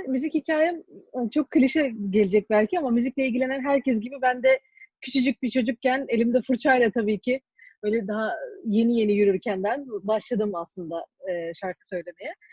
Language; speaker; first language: Turkish; early bilingual, heritage; Turkish